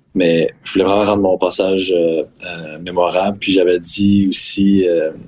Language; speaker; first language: French; native; French